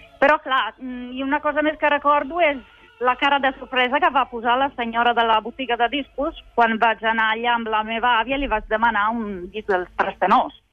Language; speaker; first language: Catalan; non-native, fluent; Italian